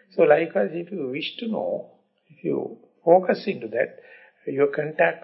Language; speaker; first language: English; non-native, local second language; Sinhala